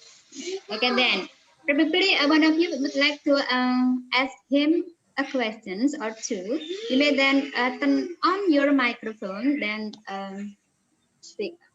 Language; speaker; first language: English; non-native, fluent; Indonesian